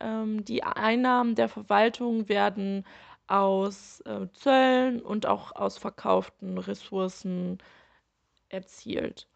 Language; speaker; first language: German; native; German